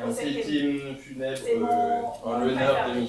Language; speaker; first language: French; native; French